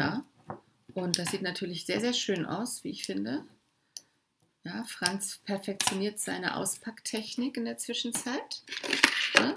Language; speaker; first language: German; native; German